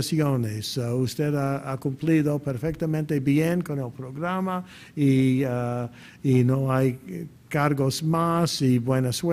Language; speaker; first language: Spanish; non-native, fluent; English